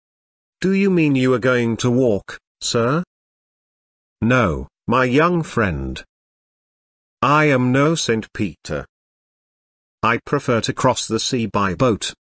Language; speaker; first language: English; non-native, fluent; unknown